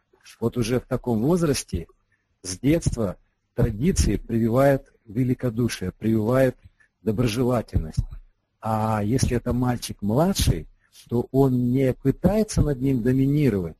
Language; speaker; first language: Russian; native; Russian